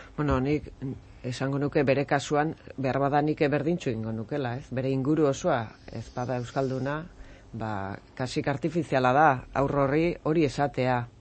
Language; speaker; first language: Basque; native; Basque